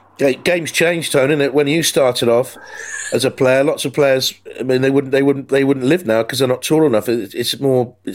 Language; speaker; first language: English; native; English